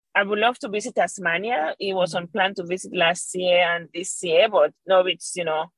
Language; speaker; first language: English; non-native, fluent; Spanish